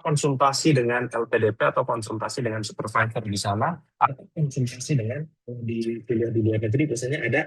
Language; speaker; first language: Indonesian; native; Indonesian